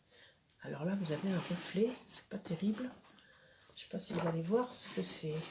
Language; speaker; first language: French; native; French